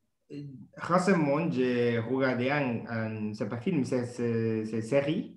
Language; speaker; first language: French; non-native, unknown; Japanese